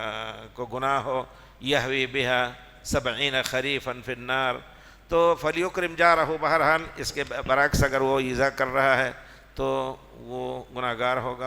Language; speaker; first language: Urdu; native; Urdu